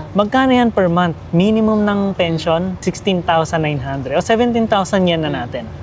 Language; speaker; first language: Filipino; native; Filipino